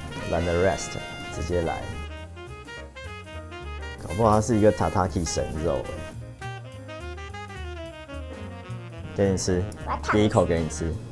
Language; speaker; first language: Chinese; native; Chinese